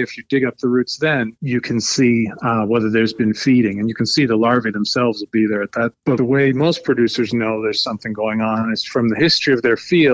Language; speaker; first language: English; native; English